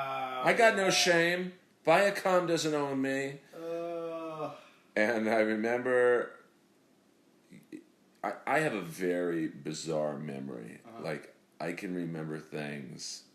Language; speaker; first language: English; native; English